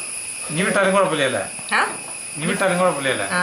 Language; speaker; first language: Malayalam; native; Malayalam